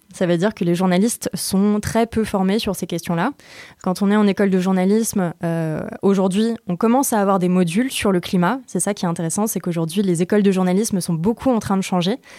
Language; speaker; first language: French; native; French